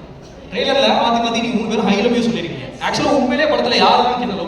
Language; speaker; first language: Tamil; native; Tamil